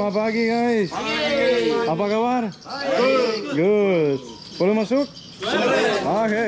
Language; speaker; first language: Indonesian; non-native, learner; Danish